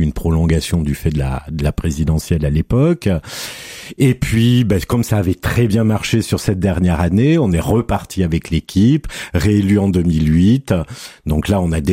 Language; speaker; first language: French; native; French